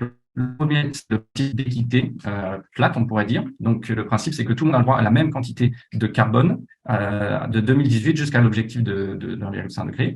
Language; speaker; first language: French; native; French